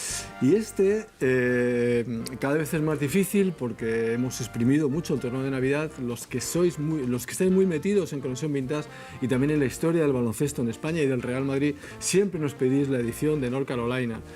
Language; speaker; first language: Spanish; native; Spanish